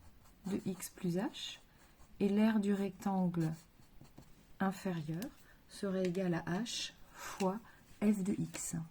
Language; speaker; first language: French; native; French